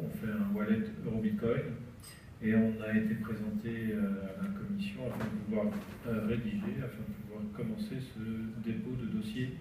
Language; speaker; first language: French; native; French